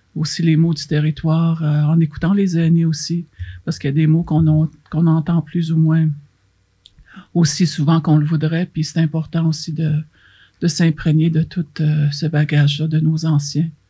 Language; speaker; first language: French; non-native, local second language; Cree